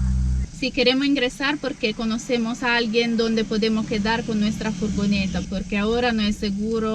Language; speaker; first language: Spanish; non-native, learner; Italian